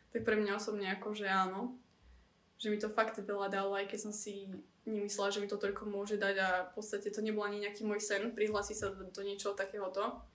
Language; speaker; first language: Slovak; native; Slovak